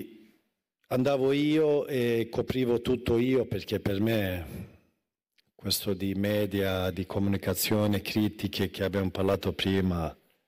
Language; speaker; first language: Italian; non-native, fluent; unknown